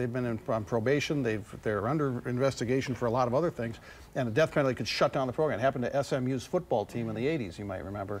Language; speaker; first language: English; native; English